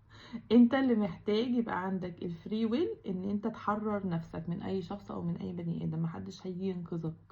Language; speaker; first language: Arabic; native; Arabic